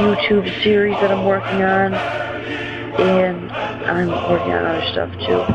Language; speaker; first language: English; native; English